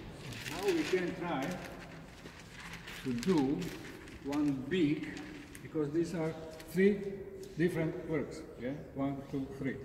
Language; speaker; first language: English; non-native, learner; Slovak